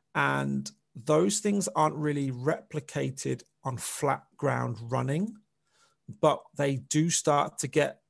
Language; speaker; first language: English; native; English